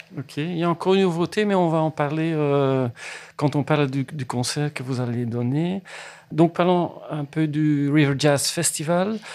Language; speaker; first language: French; native; French